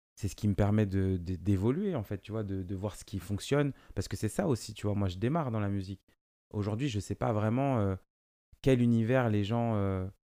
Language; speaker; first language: French; native; French